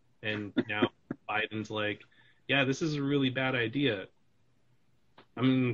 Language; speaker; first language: English; native; English